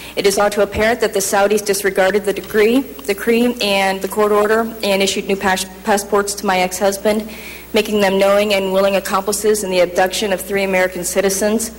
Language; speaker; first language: English; native; English